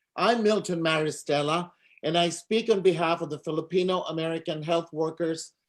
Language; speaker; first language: English; non-native, local second language; Filipino